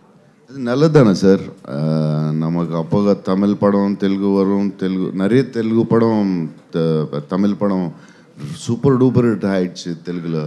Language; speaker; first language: Tamil; non-native, learner; Telugu